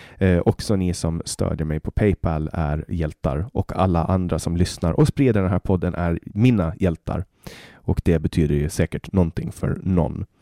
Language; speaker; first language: Swedish; native; Swedish